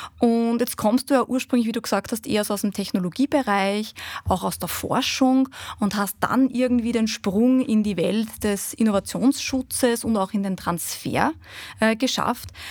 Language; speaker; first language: German; native; German